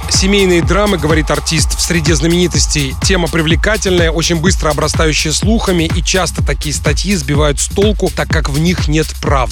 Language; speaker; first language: Russian; native; Russian